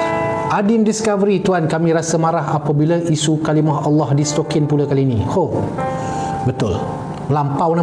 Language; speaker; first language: Malay; native; Malay